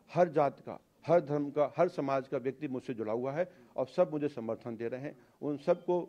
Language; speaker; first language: Hindi; native; Hindi